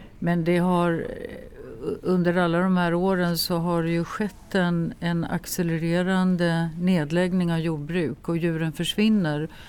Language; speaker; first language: Swedish; native; Swedish